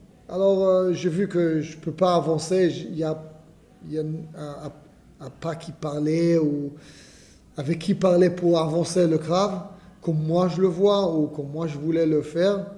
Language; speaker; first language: French; non-native, fluent; Hebrew